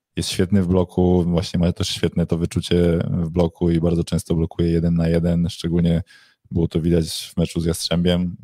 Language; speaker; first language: Polish; native; Polish